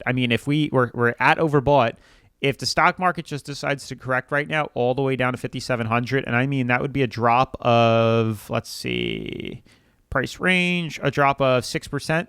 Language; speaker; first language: English; native; English